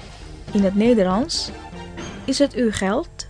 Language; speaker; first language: Dutch; non-native, learner; Indonesian